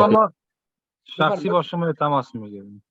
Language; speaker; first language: Persian; native; Persian